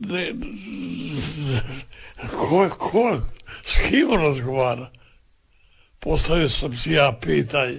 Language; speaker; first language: Serbian; native; Serbian